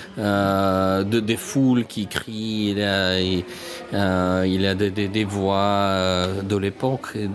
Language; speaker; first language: French; non-native, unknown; Russian